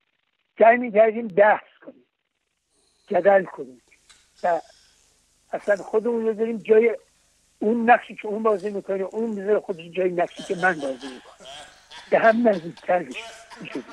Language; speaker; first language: Persian; native; Persian